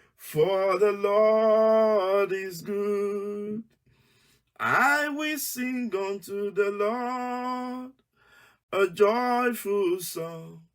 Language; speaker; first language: English; non-native, local second language; Yoruba